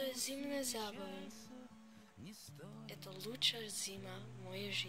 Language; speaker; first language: Russian; non-native, fluent; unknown